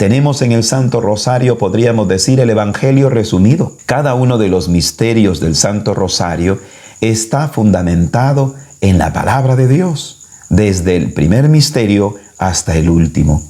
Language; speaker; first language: Spanish; native; Spanish